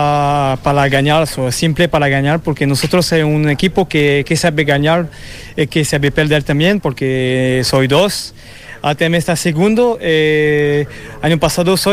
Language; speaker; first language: Portuguese; non-native, learner; Spanish